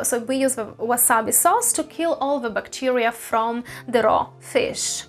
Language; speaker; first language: English; non-native, fluent; Russian